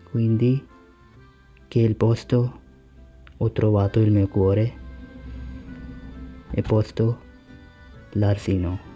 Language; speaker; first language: Italian; non-native, learner; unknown